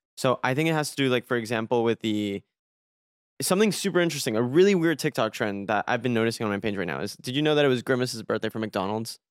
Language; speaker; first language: English; early bilingual, other home language; Spanish